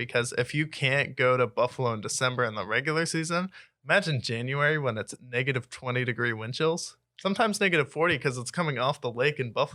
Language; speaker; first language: English; native; English